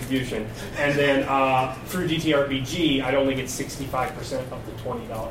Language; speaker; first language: English; native; English